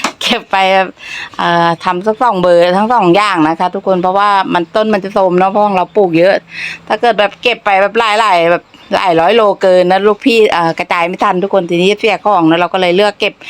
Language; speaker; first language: Thai; non-native, local second language; Northeastern Thai